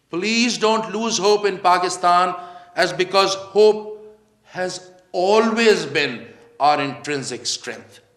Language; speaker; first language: English; non-native, local second language; Urdu